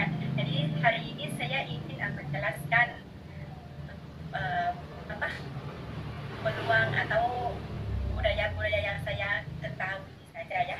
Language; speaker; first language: Indonesian; non-native, fluent; Thai